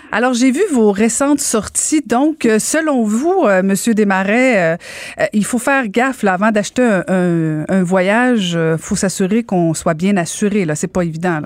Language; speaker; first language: French; native; French